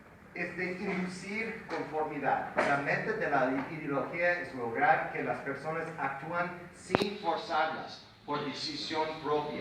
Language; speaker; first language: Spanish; non-native, fluent; English